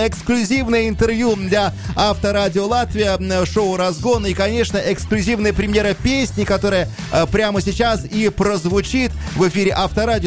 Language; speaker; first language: Russian; native; Russian